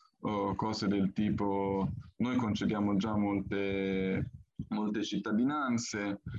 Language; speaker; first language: Italian; early bilingual, other home language; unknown